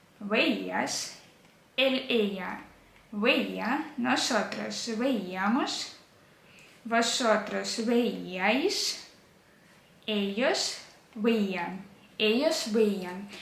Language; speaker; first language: Spanish; non-native, fluent; Ukrainian